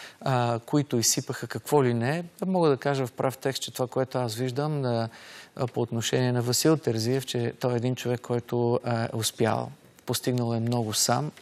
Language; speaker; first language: Bulgarian; native; Bulgarian